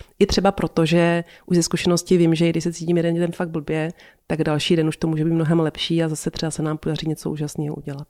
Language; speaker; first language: Czech; native; Czech